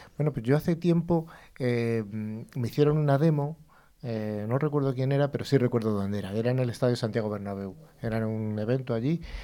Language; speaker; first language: Spanish; native; Spanish